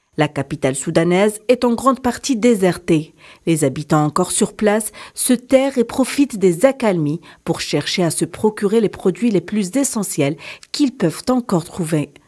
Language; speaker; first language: French; non-native, local second language; Arabic